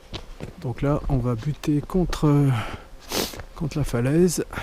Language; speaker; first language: French; native; French